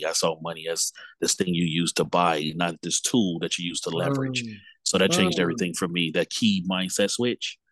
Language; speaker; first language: English; native; English